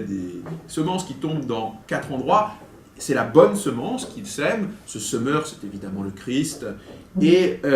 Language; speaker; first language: French; native; French